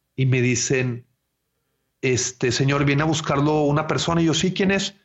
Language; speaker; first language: Spanish; native; Spanish